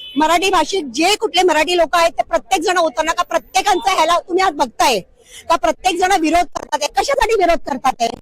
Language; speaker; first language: Marathi; native; Marathi